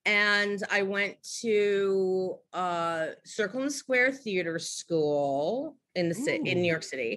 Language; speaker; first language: English; native; English